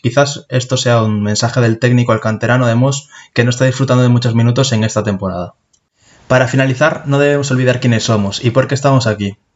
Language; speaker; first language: Spanish; native; Spanish